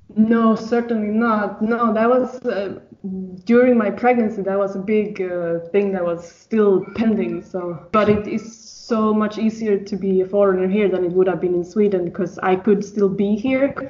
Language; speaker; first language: English; non-native, fluent; Swedish